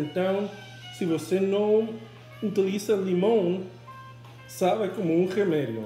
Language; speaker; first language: Portuguese; non-native, learner; English